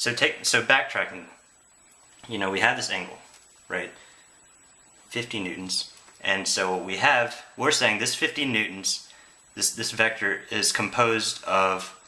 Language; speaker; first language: English; native; English